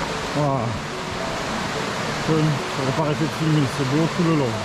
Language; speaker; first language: French; native; French